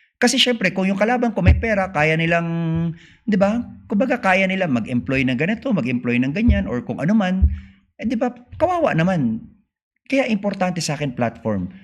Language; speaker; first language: Filipino; native; Filipino